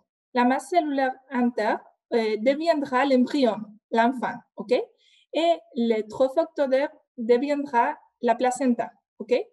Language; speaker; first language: French; non-native, fluent; Spanish